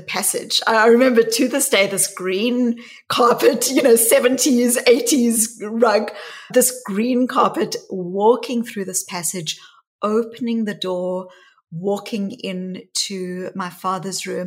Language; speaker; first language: English; native; English